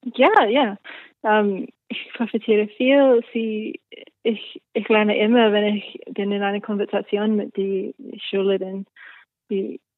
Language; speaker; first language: German; non-native, learner; English